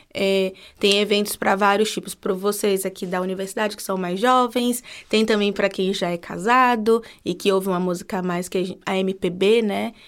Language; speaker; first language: Portuguese; native; Portuguese